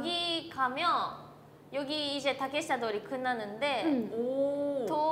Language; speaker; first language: Korean; non-native, learner; Japanese